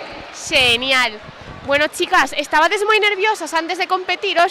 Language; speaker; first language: Galician; native; Galician